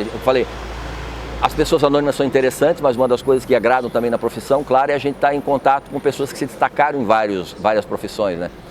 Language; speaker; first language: Portuguese; native; Portuguese